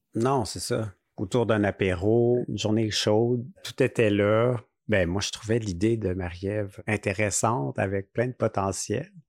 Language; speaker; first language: French; native; French